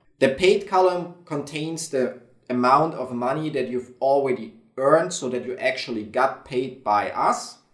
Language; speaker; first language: English; non-native, fluent; German